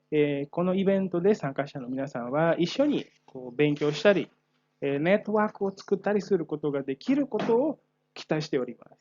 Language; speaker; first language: Japanese; non-native, fluent; Indonesian